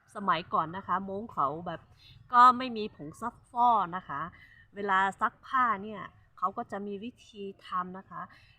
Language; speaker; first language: Thai; non-native, local second language; Hmong